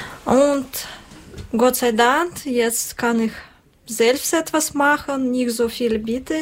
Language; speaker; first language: German; non-native, learner; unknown